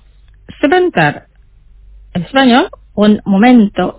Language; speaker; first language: Spanish; non-native, fluent; Indonesian